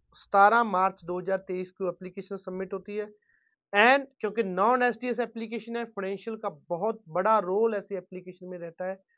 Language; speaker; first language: Hindi; non-native, local second language; Punjabi